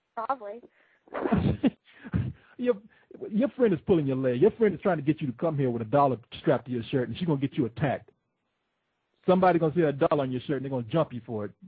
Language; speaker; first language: English; native; English